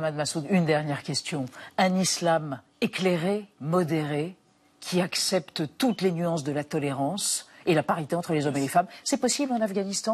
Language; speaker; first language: French; native; French